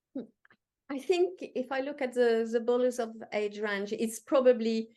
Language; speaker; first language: English; non-native, fluent; French